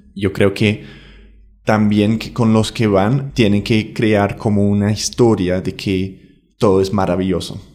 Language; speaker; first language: Spanish; non-native, fluent; English